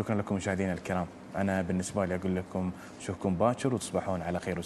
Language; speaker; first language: Arabic; native; Arabic